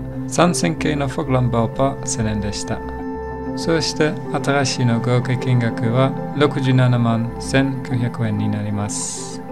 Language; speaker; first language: Japanese; non-native, learner; English